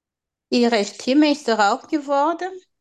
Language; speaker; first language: German; non-native, fluent; Turkish